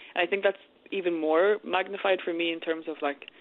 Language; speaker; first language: English; native; English